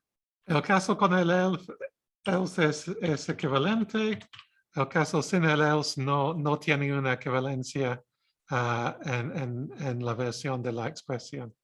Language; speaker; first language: Spanish; non-native, fluent; English